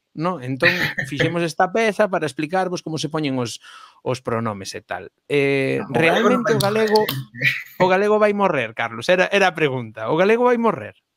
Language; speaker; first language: Galician; non-native, local second language; Spanish